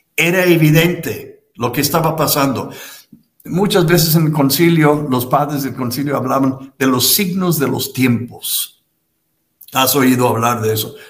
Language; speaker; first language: Spanish; non-native, fluent; English